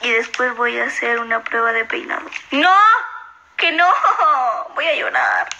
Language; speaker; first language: Spanish; native; Spanish